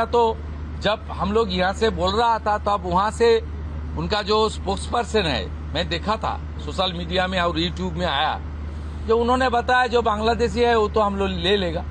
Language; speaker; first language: Hindi; non-native, local second language; Bangla